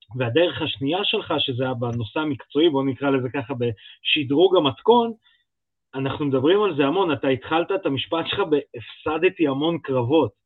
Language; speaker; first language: Hebrew; early bilingual, other home language; Russian